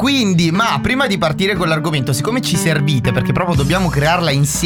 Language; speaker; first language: Italian; native; Italian